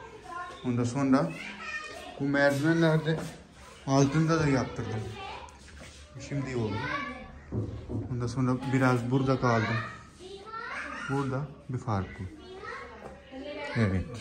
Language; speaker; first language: Turkish; non-native, learner; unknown